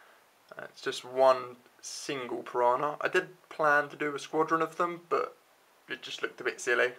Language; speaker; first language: English; native; English